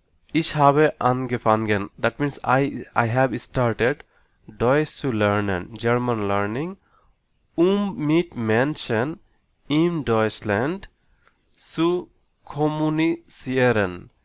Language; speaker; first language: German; non-native, learner; Bangla